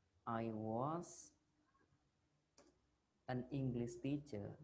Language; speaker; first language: English; non-native, fluent; Indonesian